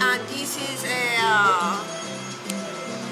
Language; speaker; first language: English; non-native, fluent; Spanish